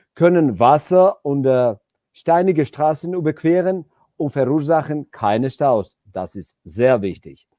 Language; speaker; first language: German; non-native, fluent; Georgian